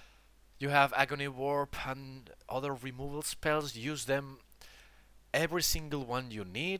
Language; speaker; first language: English; non-native, fluent; Spanish